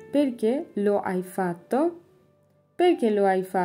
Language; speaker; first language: Italian; non-native, learner; Bangla